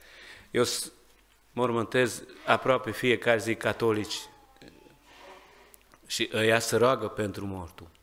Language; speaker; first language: Romanian; non-native, learner; Hungarian